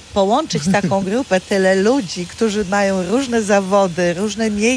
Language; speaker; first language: Polish; non-native, local second language; Kashubian